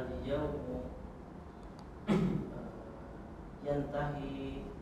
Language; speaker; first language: Arabic; non-native, learner; Indonesian